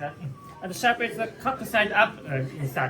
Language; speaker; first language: English; non-native, learner; Japanese